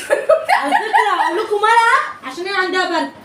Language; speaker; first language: Arabic; native; Arabic